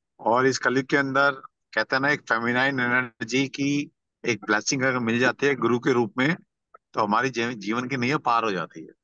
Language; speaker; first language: Hindi; native; Hindi